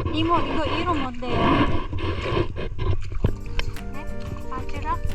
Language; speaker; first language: Korean; non-native, learner; Filipino